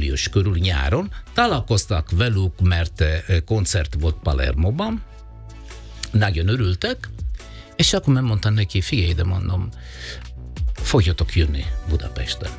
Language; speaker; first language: Hungarian; non-native, learner; Italian